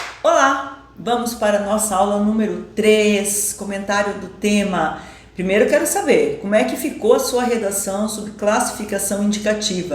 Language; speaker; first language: Portuguese; native; Portuguese